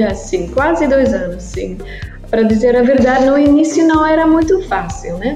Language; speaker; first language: Portuguese; non-native, learner; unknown